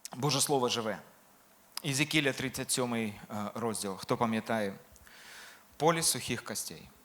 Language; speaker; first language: Ukrainian; non-native, local second language; Russian